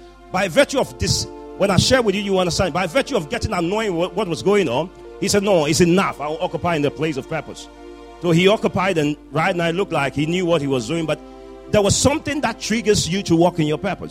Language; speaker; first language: English; non-native, local second language; Akan